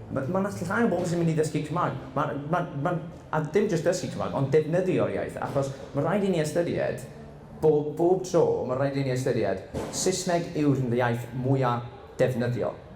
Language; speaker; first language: Welsh; non-native, fluent; English